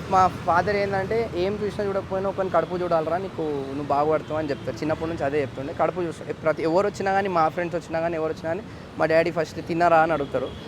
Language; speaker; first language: Telugu; native; Telugu